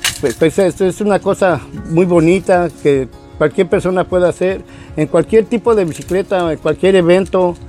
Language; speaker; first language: Spanish; native; Spanish